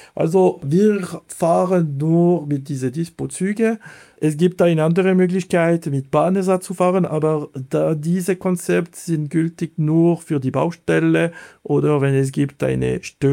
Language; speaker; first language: German; non-native, fluent; Italian